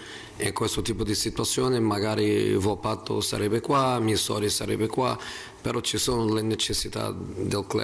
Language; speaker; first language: Italian; non-native, fluent; Portuguese